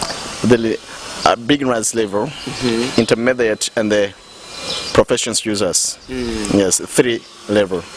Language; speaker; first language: English; non-native, local second language; Rundi